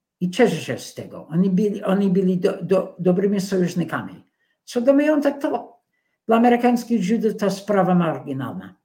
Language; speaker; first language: Polish; non-native, fluent; English